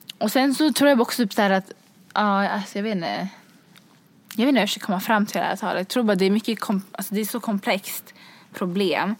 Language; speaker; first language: Swedish; early bilingual, other home language; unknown